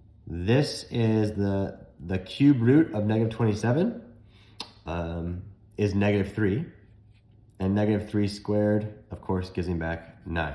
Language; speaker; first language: English; native; English